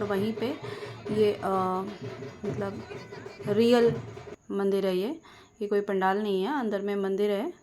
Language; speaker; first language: Hindi; non-native, local second language; Bangla